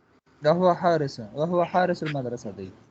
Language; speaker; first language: Arabic; non-native, fluent; Urdu